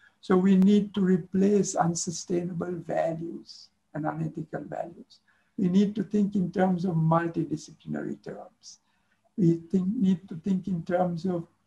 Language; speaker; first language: English; non-native, local second language; Sinhala